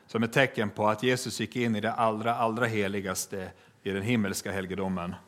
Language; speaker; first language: Swedish; native; Swedish